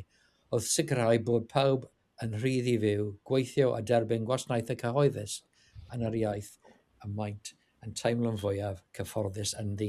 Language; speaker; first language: Welsh; non-native, learner; English